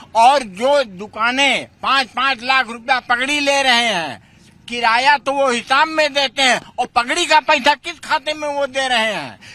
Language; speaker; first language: Hindi; native; Hindi